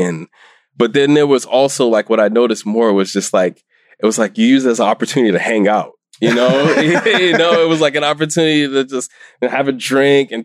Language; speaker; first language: English; native; English